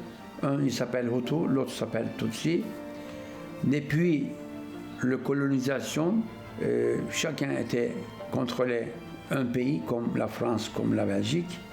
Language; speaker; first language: French; non-native, fluent; Turkish